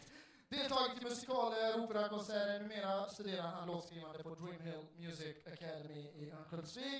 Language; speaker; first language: Swedish; native; Swedish